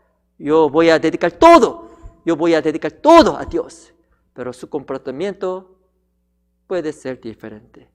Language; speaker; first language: Spanish; non-native, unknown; Korean